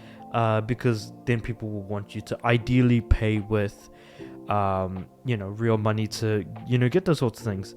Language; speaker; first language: English; native; English